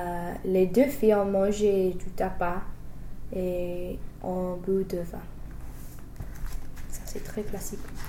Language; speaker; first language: French; non-native, fluent; English